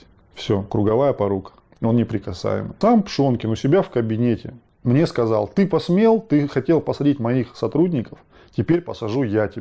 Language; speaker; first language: Russian; native; Russian